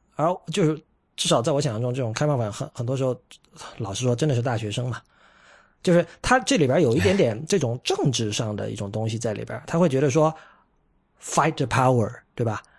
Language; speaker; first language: Chinese; native; Chinese